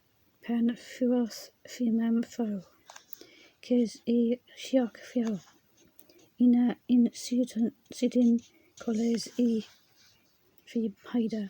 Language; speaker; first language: Welsh; non-native, learner; English